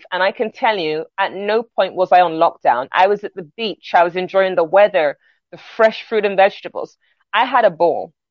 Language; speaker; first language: English; native; English